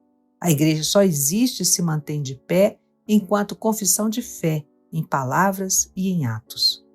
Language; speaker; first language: Portuguese; native; Portuguese